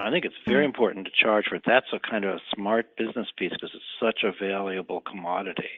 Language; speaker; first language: English; native; English